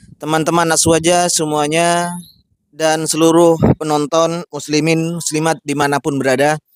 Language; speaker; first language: Indonesian; non-native, local second language; Madurese